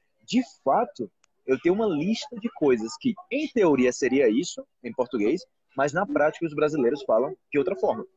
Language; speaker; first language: Portuguese; native; Portuguese